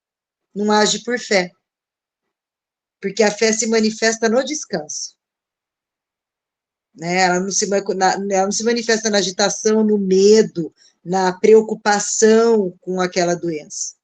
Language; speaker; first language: Portuguese; native; Portuguese